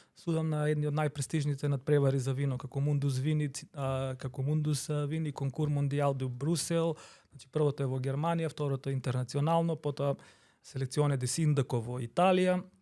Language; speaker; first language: Macedonian; native; Macedonian